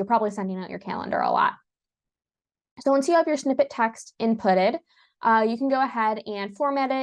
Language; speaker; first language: English; native; English